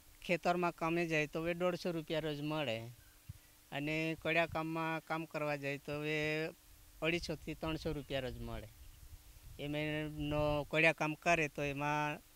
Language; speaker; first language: Gujarati; non-native, local second language; Vasavi